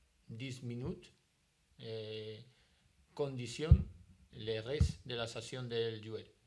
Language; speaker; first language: French; non-native, learner; Spanish